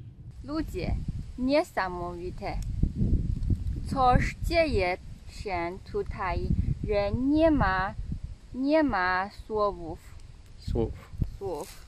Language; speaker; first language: Polish; non-native, learner; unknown